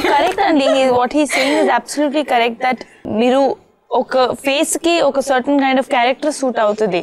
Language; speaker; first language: Telugu; non-native, learner; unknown